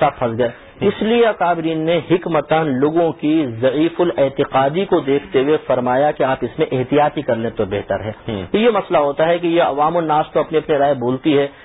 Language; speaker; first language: Urdu; native; Urdu